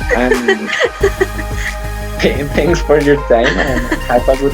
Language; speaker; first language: English; non-native, learner; Spanish